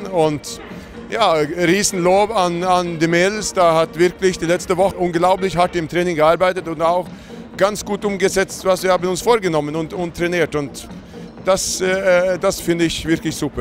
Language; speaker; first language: German; non-native, fluent; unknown